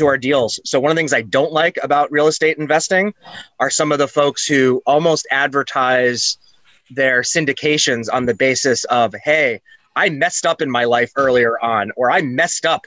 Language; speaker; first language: English; native; English